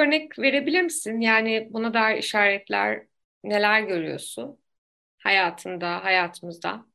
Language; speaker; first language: Turkish; native; Turkish